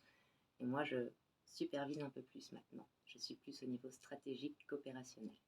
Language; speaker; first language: French; native; French